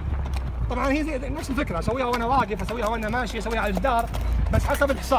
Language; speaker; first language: Arabic; native; Arabic